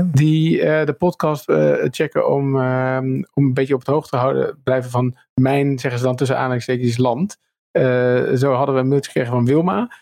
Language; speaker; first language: Dutch; native; Dutch